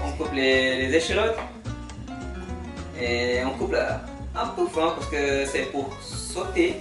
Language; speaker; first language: French; non-native, learner; Malay